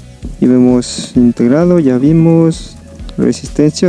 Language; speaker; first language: Spanish; native; Spanish